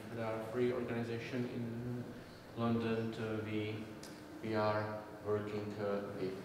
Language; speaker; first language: English; non-native, learner; Czech